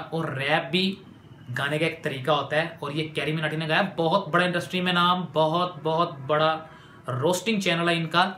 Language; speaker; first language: Urdu; non-native, local second language; Punjabi